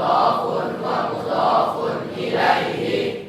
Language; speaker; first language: Arabic; non-native, learner; Indonesian